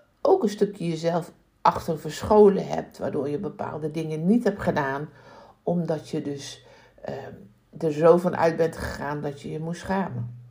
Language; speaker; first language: Dutch; native; Dutch